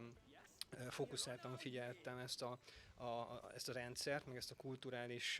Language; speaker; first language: Hungarian; native; Hungarian